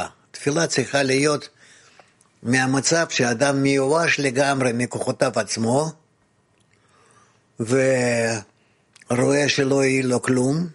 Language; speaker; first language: Hebrew; non-native, fluent; Russian